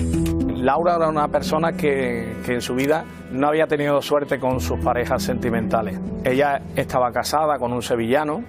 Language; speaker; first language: Spanish; native; Spanish